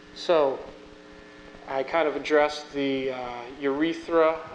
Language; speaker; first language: English; native; English